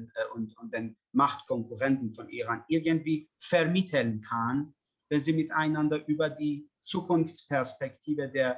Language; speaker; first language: German; non-native, fluent; Persian